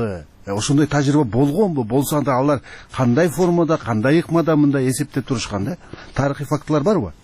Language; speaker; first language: Kyrgyz; native; Kyrgyz